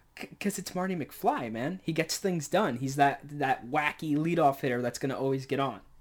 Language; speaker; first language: English; native; English